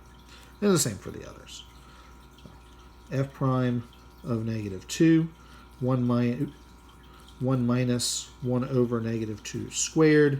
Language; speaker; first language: English; native; English